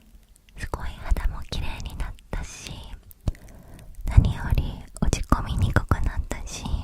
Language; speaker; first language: Japanese; native; Japanese